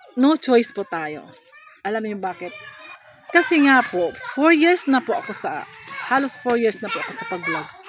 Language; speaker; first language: Filipino; non-native, local second language; Hiligaynon